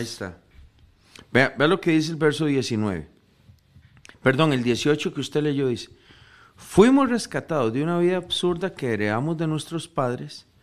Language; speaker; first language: Spanish; native; Spanish